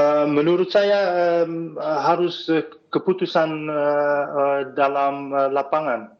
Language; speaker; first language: Indonesian; non-native, fluent; Dutch